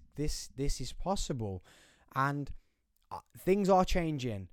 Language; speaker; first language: English; native; English